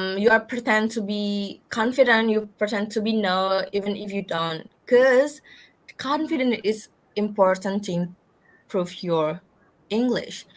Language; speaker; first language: English; non-native, learner; Indonesian